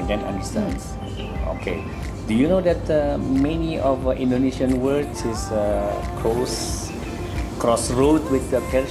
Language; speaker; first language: English; non-native, learner; Indonesian